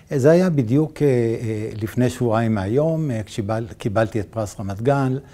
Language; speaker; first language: Hebrew; native; Hebrew